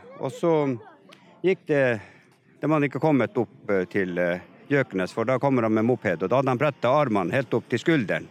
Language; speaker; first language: Norwegian; native; Norwegian